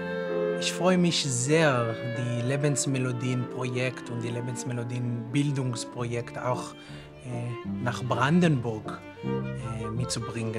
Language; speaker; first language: German; non-native, fluent; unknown